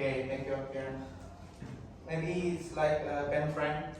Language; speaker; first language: English; non-native, learner; Indonesian